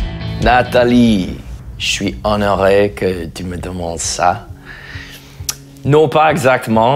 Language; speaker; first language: French; non-native, fluent; English